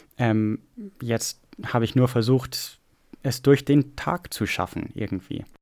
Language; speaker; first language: German; non-native, fluent; English